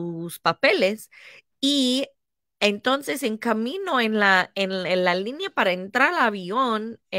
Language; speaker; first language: Spanish; non-native, fluent; English